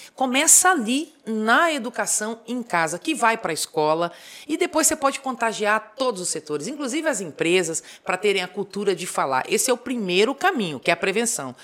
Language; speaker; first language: Portuguese; native; Portuguese